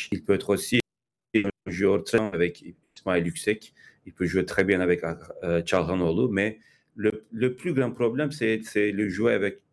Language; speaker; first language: French; non-native, fluent; Turkish